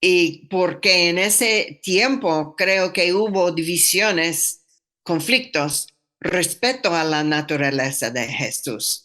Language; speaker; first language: Spanish; non-native, fluent; English